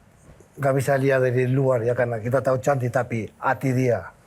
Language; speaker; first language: Indonesian; non-native, fluent; Spanish